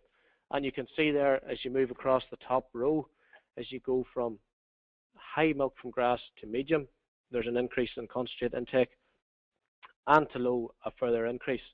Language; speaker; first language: English; native; English